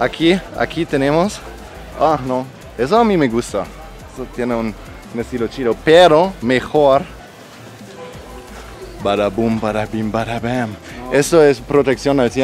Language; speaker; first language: Spanish; non-native, learner; German